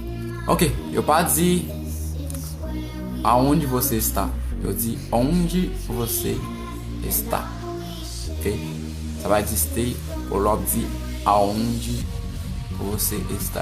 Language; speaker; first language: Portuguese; non-native, learner; Haitian Creole